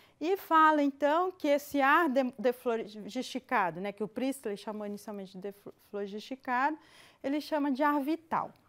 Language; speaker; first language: Portuguese; native; Portuguese